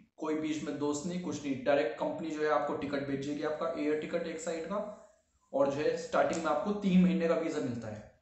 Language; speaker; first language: Hindi; native; Hindi